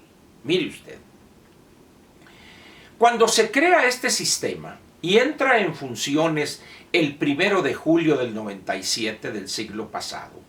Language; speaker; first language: Spanish; native; Spanish